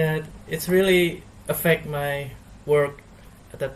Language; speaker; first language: English; non-native, learner; Indonesian